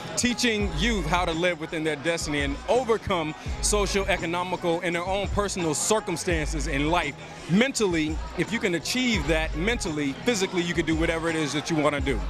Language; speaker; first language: English; native; English